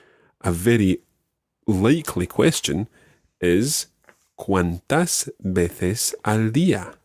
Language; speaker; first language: Spanish; non-native, fluent; English